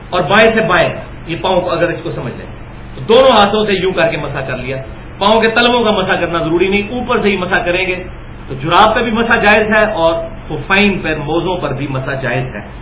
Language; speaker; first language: Urdu; non-native, local second language; Punjabi